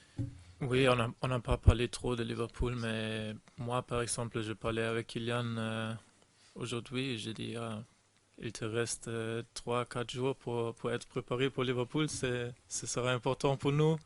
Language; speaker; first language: French; non-native, fluent; German